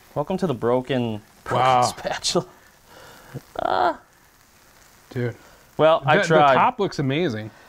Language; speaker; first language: English; native; English